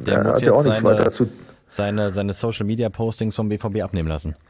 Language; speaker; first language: German; native; German